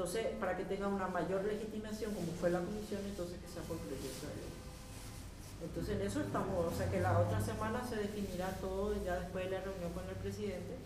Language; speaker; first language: Spanish; native; Spanish